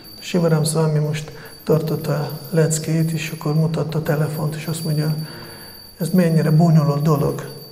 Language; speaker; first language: Hungarian; non-native, fluent; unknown